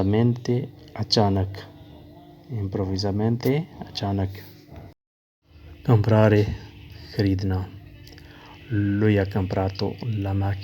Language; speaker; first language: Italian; non-native, learner; Urdu